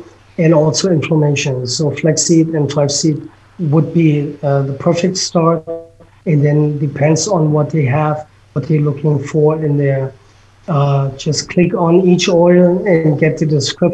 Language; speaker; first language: English; non-native, fluent; German